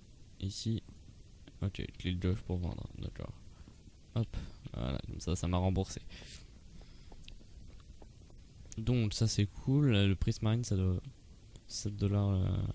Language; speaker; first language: French; native; French